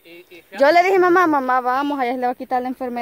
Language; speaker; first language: Spanish; native; Spanish